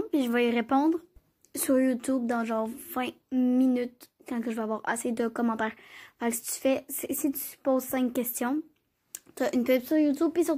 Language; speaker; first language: French; native; French